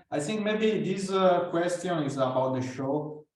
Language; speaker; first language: English; non-native, fluent; Italian